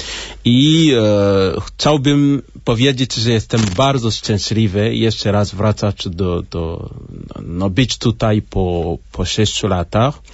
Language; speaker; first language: Polish; non-native, learner; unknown